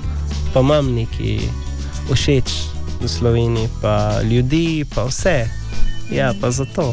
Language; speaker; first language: Slovenian; non-native, learner; Arabic